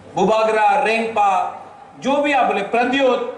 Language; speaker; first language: Hindi; non-native, local second language; Bangla